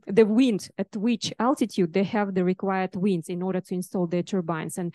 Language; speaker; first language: English; non-native, fluent; Russian